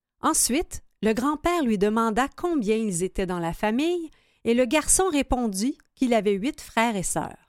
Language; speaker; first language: French; native; French